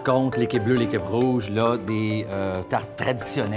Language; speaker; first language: French; native; French